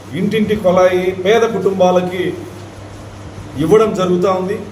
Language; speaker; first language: Telugu; native; Telugu